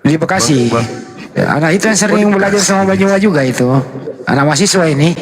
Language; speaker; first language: Indonesian; native; Indonesian